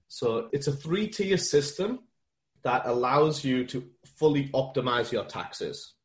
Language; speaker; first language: English; native; English